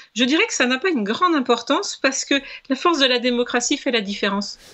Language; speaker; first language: French; native; French